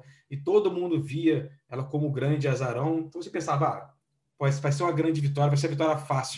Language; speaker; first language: Portuguese; native; Portuguese